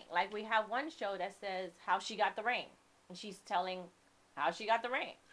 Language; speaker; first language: English; native; English